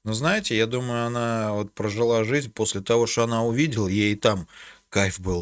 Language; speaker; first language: Russian; native; Russian